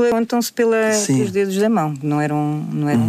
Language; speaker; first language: Portuguese; native; Portuguese